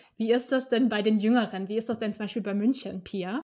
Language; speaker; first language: German; native; German